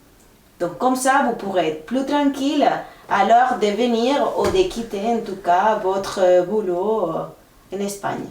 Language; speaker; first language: French; non-native, fluent; Spanish